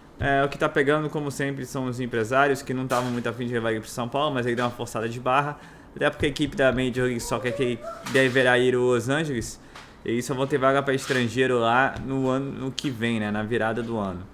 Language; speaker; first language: Portuguese; native; Portuguese